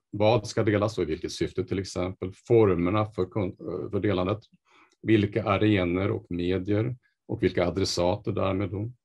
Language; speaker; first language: Swedish; native; Swedish